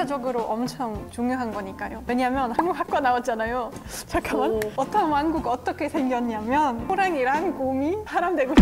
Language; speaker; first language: Korean; non-native, fluent; German